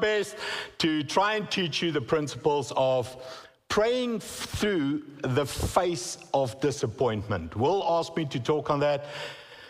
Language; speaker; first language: English; non-native, local second language; Afrikaans